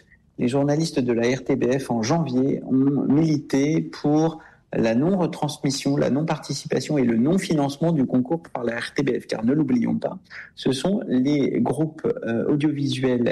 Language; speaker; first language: French; native; French